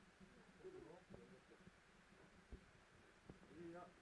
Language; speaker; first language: French; native; French